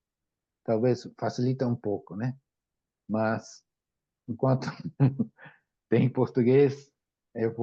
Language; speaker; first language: Portuguese; non-native, fluent; Japanese